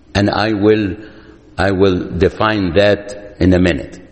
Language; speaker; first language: English; non-native, fluent; Arabic